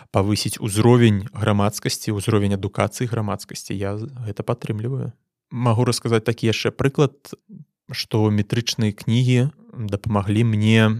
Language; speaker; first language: Belarusian; non-native, local second language; Russian